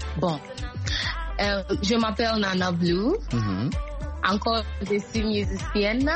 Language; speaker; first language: French; non-native, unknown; Akan